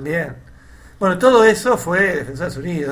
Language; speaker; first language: Spanish; native; Spanish